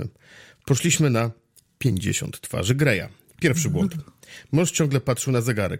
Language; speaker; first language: Polish; native; Polish